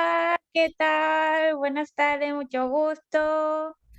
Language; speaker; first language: Spanish; non-native, learner; Korean